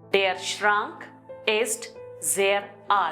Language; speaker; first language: German; non-native, fluent; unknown